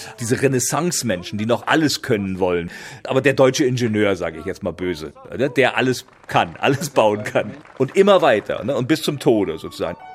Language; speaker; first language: German; native; German